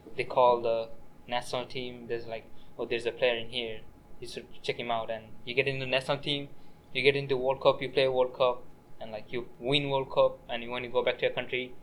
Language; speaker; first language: English; non-native, local second language; Nepali